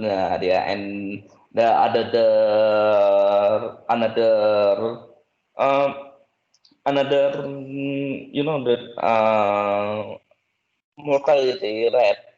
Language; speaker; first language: English; non-native, learner; Indonesian